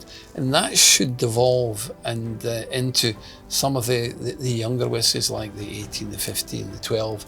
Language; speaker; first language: English; native; English